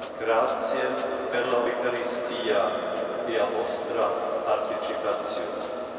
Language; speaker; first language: Italian; non-native, fluent; German